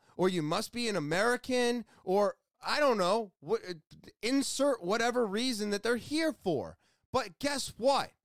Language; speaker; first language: English; native; English